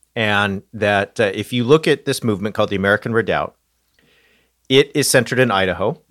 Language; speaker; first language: English; native; English